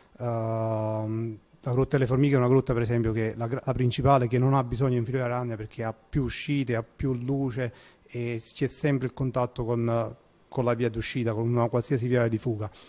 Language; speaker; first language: Italian; native; Italian